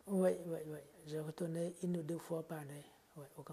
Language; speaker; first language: French; non-native, fluent; Khmer